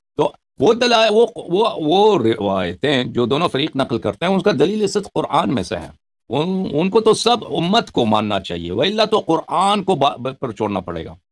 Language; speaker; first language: Urdu; non-native, fluent; Persian